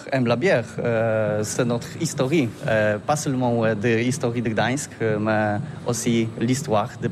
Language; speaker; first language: French; non-native, learner; Polish